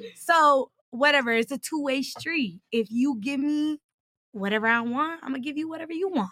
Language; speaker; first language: English; native; English